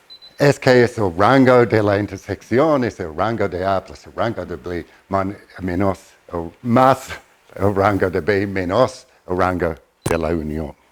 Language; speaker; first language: Spanish; non-native, fluent; English